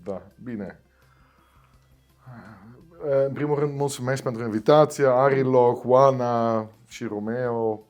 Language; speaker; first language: Romanian; non-native, fluent; Dutch